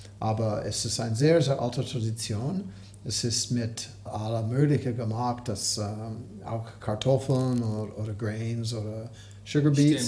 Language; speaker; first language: German; non-native, learner; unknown